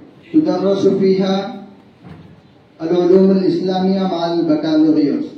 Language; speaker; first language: Arabic; non-native, learner; Urdu